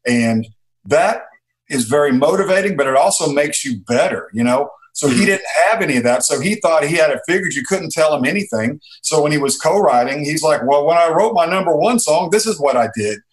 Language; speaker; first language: English; native; English